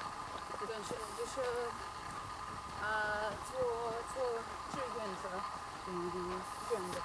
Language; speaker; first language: Chinese; non-native, fluent; Spanish